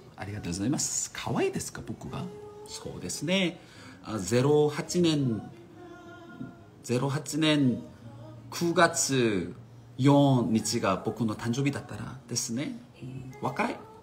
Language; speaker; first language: Japanese; non-native, learner; Korean